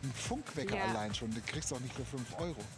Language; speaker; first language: German; native; German